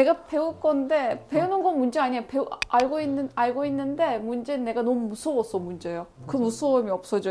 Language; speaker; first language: Korean; non-native, learner; Turkish